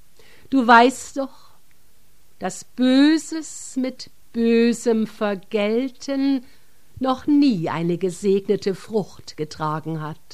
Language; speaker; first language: German; native; German